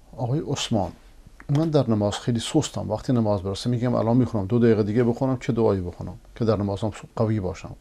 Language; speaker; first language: Persian; non-native, local second language; Baluchi